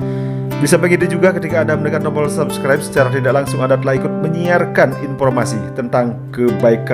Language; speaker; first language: Indonesian; native; Indonesian